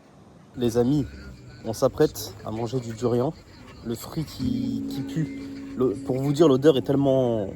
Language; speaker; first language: French; native; French